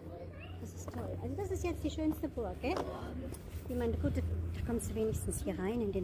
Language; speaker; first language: German; native; German